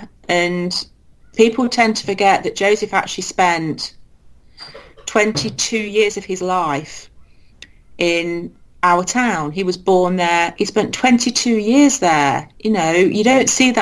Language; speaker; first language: English; native; English